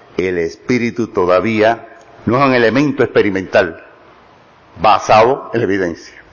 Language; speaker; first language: Spanish; native; Spanish